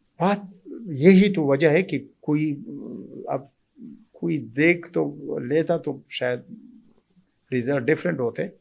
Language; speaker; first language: Urdu; non-native, local second language; Pashto